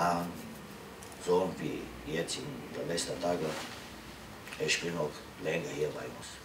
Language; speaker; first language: German; non-native, learner; Romanian